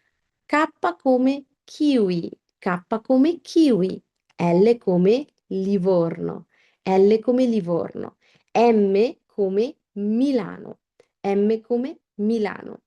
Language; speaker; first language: Italian; non-native, fluent; Bangla